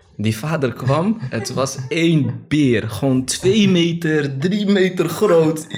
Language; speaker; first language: Dutch; early bilingual, other home language; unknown